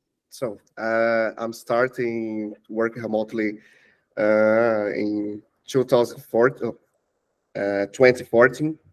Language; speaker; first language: English; non-native, learner; Portuguese